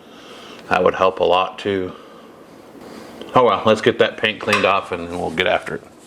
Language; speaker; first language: English; native; English